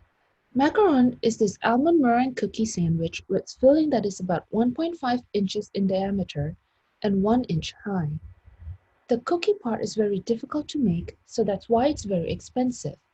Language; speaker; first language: English; non-native, fluent; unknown